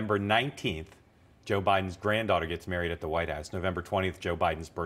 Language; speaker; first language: English; native; English